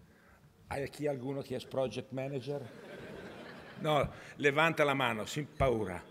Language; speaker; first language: Spanish; non-native, learner; Italian